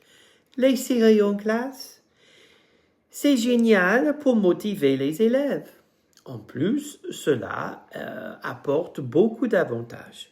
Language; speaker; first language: French; non-native, fluent; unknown